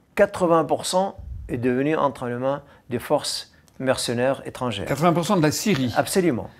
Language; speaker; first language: French; non-native, fluent; Arabic